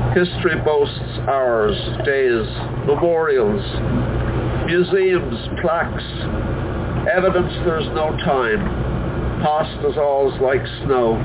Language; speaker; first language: English; native; English